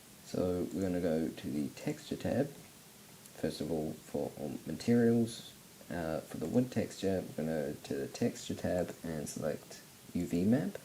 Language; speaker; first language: English; native; English